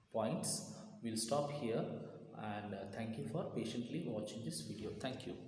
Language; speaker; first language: English; non-native, local second language; Kannada